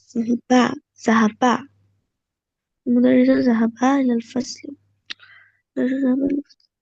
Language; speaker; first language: Arabic; non-native, learner; Bangla